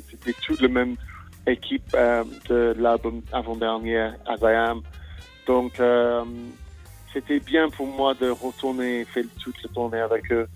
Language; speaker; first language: French; non-native, fluent; English